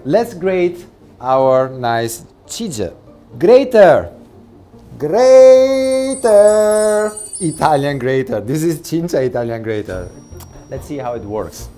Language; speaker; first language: English; non-native, fluent; Italian